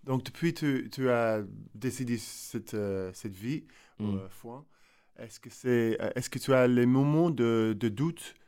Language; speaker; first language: French; non-native, learner; English